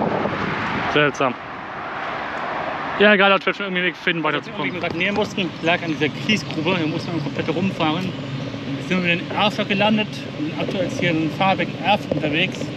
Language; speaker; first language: German; native; German